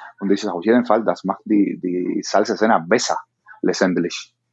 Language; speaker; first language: German; non-native, learner; Spanish